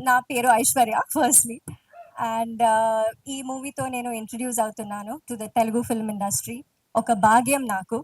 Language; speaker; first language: Telugu; non-native, local second language; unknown